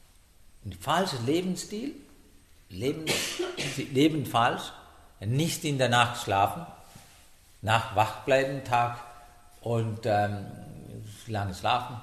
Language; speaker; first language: German; non-native, learner; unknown